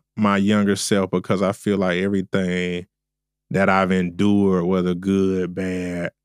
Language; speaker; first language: English; native; English